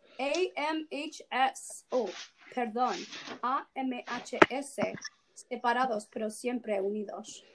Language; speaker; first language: Spanish; non-native, fluent; English